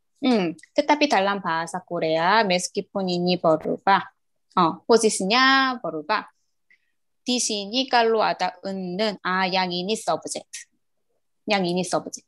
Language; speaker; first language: Indonesian; non-native, learner; Korean